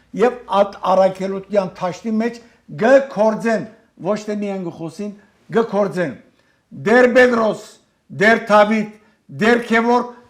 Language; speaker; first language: Armenian; native; Armenian